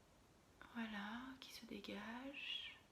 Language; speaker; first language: French; native; French